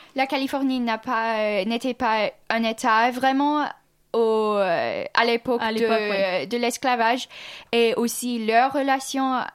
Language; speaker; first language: French; non-native, fluent; English